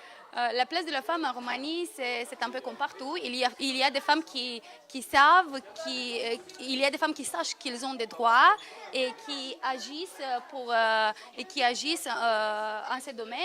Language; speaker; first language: French; non-native, fluent; Romanian